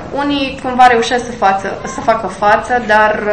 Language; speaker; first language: Romanian; native; Romanian